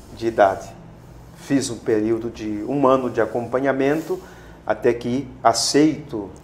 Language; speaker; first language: Portuguese; native; Portuguese